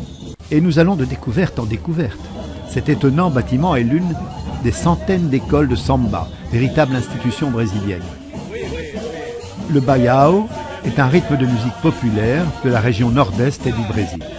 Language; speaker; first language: French; native; French